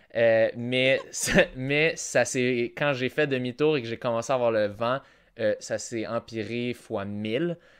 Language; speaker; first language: French; native; French